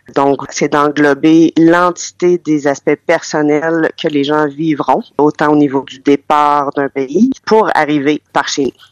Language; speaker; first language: French; native; French